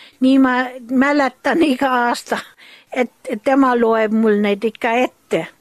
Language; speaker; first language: Estonian; early bilingual, heritage; German